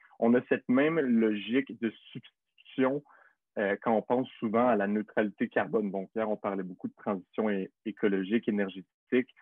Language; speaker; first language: French; native; French